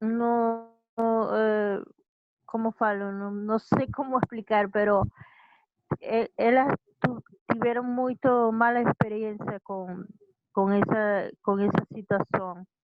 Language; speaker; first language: Portuguese; non-native, learner; Spanish